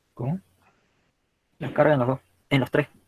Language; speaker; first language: Spanish; native; Spanish